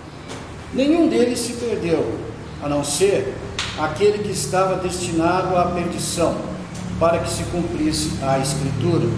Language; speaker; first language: Portuguese; native; Portuguese